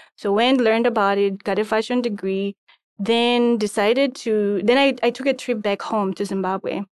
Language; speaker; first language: English; non-native, local second language; Shona